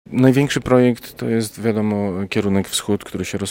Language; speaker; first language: Polish; native; Polish